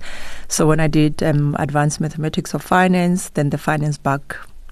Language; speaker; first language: English; non-native, local second language; Tswana